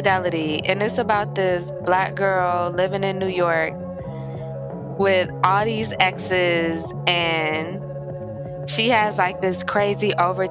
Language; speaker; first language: English; native; English